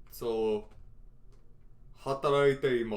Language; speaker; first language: Japanese; non-native, learner; English